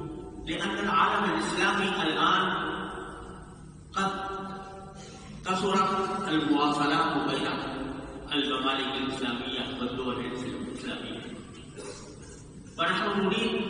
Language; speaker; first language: Arabic; non-native, fluent; Urdu